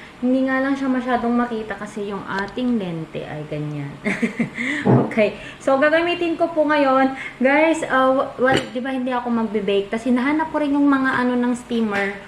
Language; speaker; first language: Filipino; non-native, local second language; Iloko